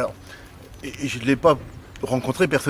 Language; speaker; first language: French; native; French